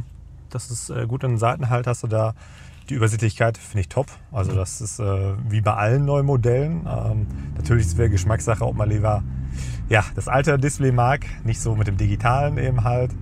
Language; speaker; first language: German; native; German